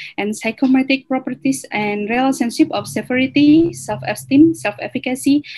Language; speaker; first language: English; non-native, fluent; Indonesian